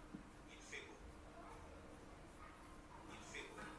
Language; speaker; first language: French; non-native, learner; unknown